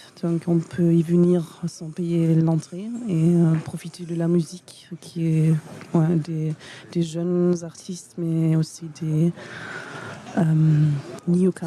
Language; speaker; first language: French; non-native, fluent; German